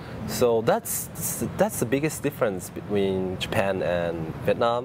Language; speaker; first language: English; non-native, fluent; Japanese